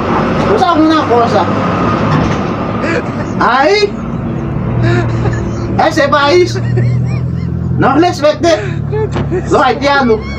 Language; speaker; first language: Spanish; non-native, learner; Haitian Creole